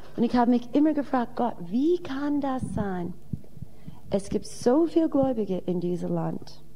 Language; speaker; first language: German; non-native, fluent; English